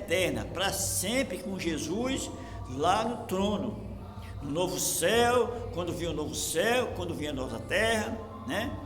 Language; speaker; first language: Portuguese; native; Portuguese